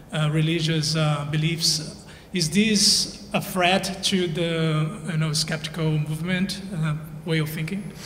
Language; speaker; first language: English; non-native, fluent; Portuguese